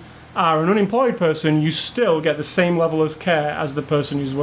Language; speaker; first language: English; native; English